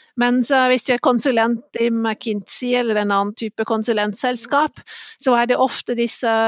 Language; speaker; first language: Norwegian; non-native, fluent; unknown